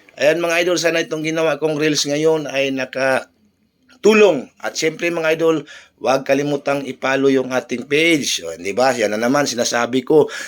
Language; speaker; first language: Filipino; native; Filipino